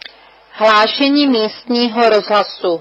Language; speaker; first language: Czech; native; Czech